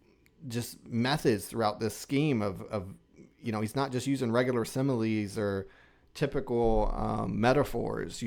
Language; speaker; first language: English; native; English